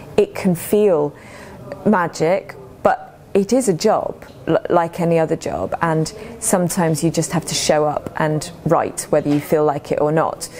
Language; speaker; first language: English; native; English